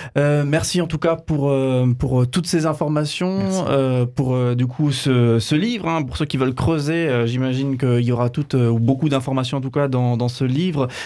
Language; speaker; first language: French; native; French